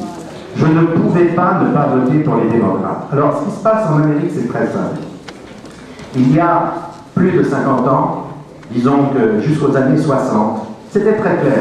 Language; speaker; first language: French; native; French